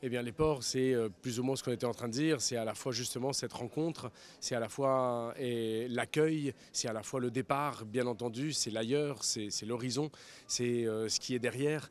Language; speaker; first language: French; early bilingual, heritage; Spanish